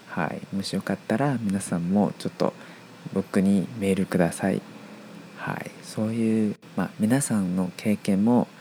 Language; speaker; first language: Japanese; non-native, fluent; Chinese